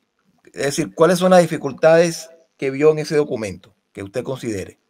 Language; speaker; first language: Spanish; native; Spanish